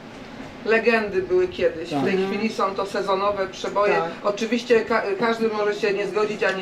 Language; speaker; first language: Polish; native; Polish